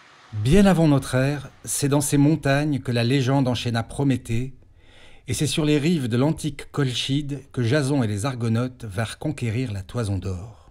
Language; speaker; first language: French; native; French